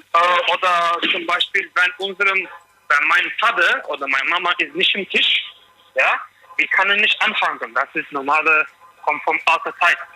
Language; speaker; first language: German; non-native, learner; Turkish